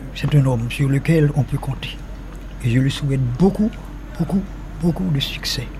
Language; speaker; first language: French; native; French